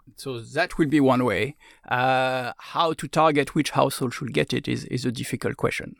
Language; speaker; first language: English; non-native, fluent; French